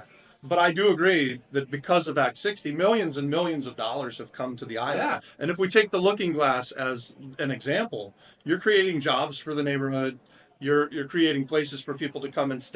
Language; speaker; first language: English; native; English